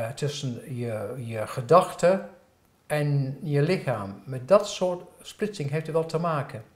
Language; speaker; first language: Dutch; non-native, fluent; English